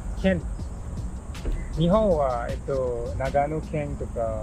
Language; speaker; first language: Japanese; non-native, learner; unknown